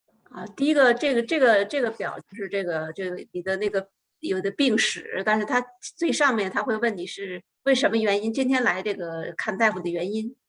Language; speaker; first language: Chinese; native; Chinese